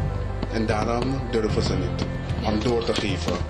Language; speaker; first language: Dutch; non-native, local second language; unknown